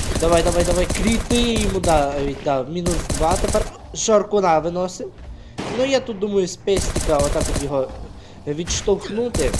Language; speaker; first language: Ukrainian; non-native, local second language; Russian